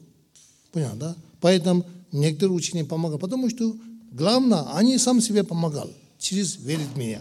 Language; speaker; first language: Russian; non-native, learner; Tibetan